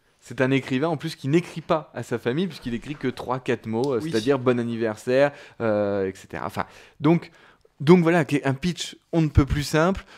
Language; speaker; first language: French; native; French